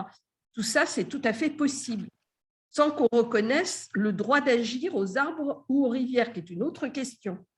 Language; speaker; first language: French; native; French